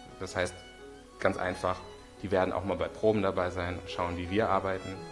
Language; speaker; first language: German; native; German